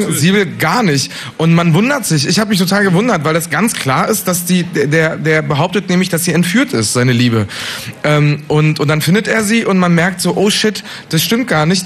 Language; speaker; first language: German; native; German